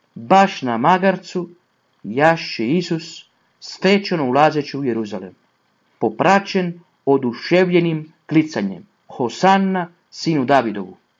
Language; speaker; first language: Croatian; non-native, fluent; Italian